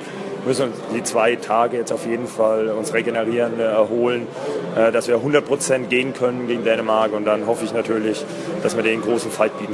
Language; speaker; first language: German; native; German